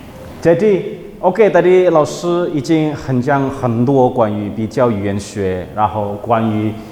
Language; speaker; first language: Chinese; non-native, fluent; Indonesian